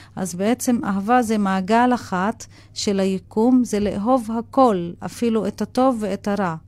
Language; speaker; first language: Hebrew; non-native, local second language; Arabic